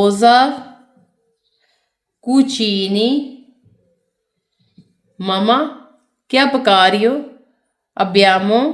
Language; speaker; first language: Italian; non-native, fluent; Urdu